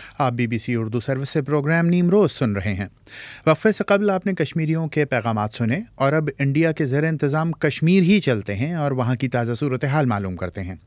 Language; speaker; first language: Urdu; native; Urdu